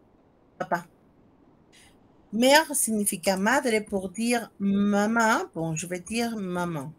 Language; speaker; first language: French; non-native, fluent; Spanish